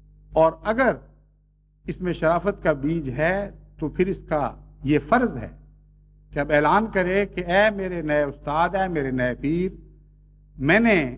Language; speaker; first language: Urdu; native; Urdu